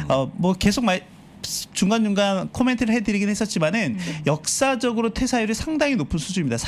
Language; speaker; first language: Korean; native; Korean